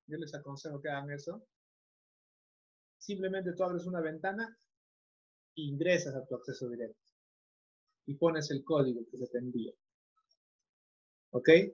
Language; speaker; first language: Spanish; native; Spanish